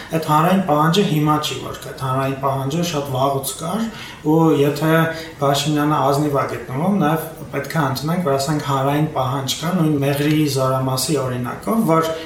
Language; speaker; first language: Armenian; native; Armenian